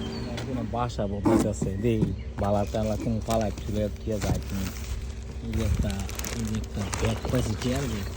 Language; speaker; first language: Portuguese; non-native, learner; Bangla